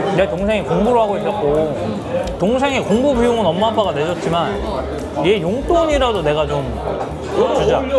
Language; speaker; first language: Korean; native; Korean